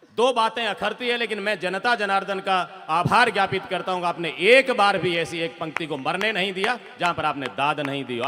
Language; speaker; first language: Hindi; non-native, local second language; Rajasthani